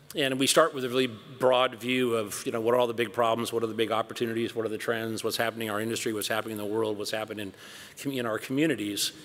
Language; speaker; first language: English; native; English